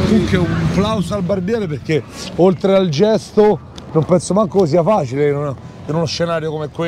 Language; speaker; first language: Italian; native; Italian